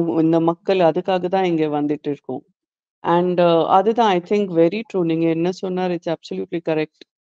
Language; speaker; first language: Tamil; non-native, fluent; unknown